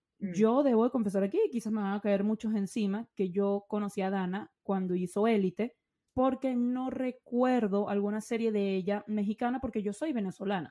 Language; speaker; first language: Spanish; native; Spanish